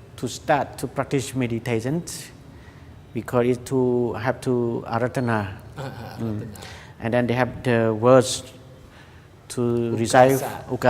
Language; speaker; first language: English; non-native, learner; Khmer